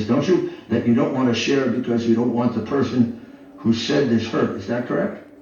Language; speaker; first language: English; native; English